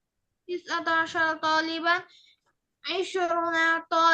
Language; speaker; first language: Arabic; non-native, learner; Bangla